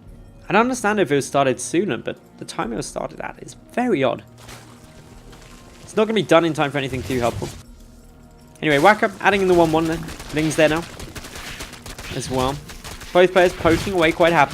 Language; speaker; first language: English; native; English